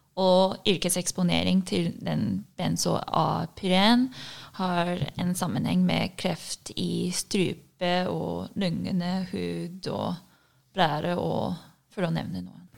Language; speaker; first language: Norwegian; non-native, fluent; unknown